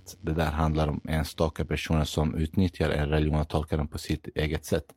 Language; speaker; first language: Swedish; early bilingual, other home language; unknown